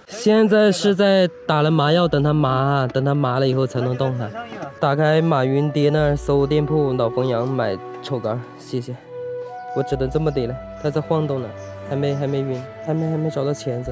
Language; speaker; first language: Chinese; native; Chinese